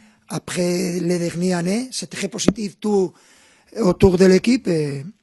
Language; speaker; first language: French; non-native, fluent; Spanish